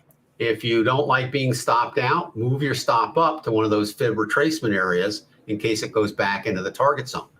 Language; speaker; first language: English; native; English